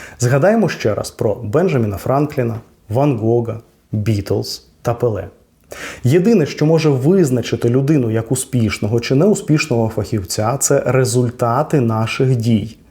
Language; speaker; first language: Ukrainian; non-native, local second language; Russian